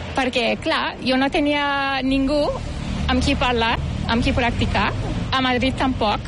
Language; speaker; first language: Catalan; non-native, fluent; Turkish